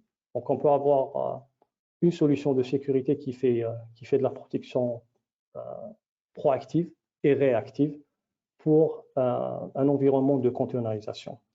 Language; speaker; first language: French; native; French